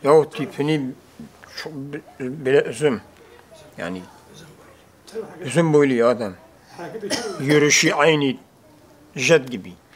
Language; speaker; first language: Turkish; non-native, local second language; Kurdish